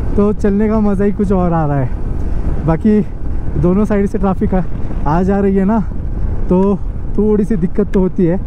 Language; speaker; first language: Hindi; non-native, local second language; Marathi